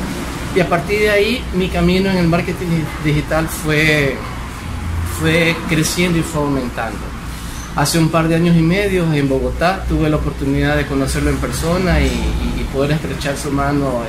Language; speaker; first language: Spanish; native; Spanish